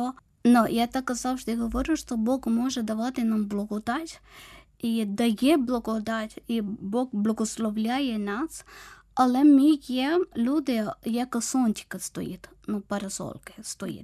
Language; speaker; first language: Ukrainian; non-native, learner; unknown